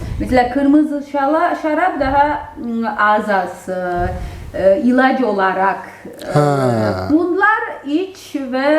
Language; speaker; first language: Turkish; non-native, fluent; Georgian